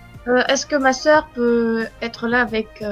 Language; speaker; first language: French; native; French